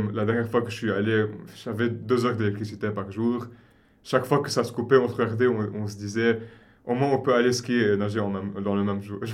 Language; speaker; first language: French; non-native, local second language; Arabic